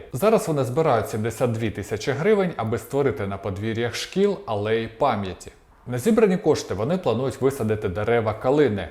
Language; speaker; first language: Ukrainian; native; Ukrainian